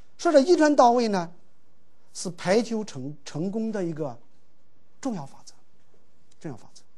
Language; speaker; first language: Chinese; native; Chinese